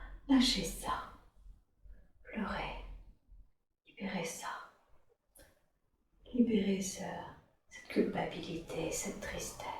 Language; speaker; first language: French; native; French